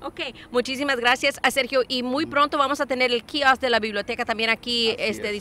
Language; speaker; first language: Spanish; early bilingual, heritage; Spanish